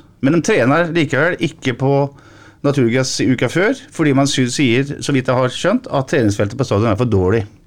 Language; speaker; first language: Norwegian; native; Norwegian